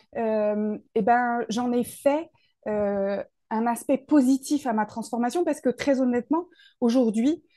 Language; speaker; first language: French; native; French